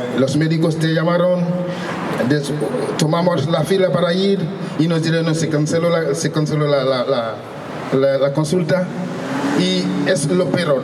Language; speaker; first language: Spanish; non-native, local second language; Haitian Creole